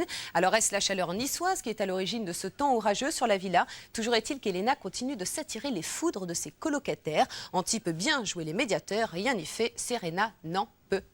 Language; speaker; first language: French; native; French